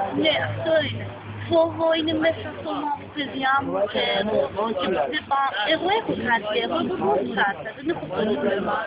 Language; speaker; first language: Greek; non-native, learner; Persian